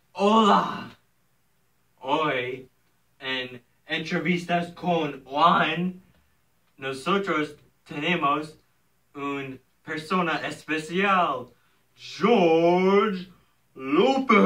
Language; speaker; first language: Spanish; non-native, learner; English